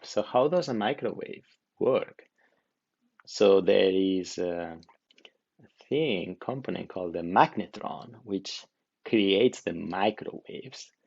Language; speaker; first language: English; non-native, fluent; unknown